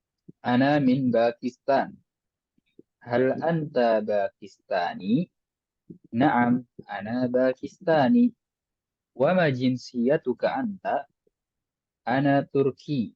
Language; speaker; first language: Arabic; non-native, fluent; Indonesian